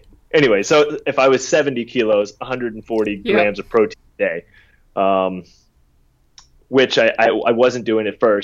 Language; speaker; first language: English; native; English